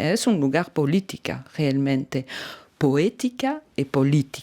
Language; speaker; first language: Spanish; non-native, fluent; French